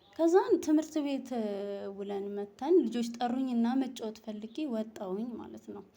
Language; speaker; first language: Amharic; native; Amharic